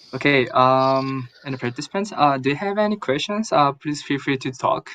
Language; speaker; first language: English; non-native, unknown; Japanese